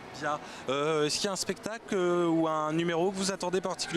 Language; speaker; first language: French; native; French